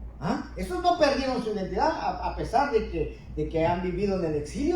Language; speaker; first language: Spanish; native; Spanish